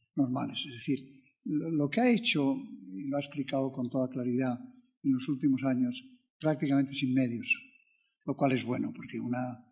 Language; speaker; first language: Spanish; native; Spanish